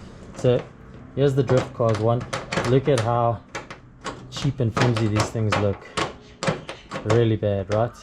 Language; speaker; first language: English; native; English